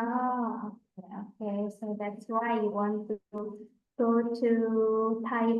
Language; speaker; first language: English; non-native, fluent; Indonesian